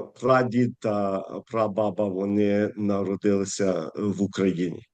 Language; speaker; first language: Ukrainian; early bilingual, heritage; Ukrainian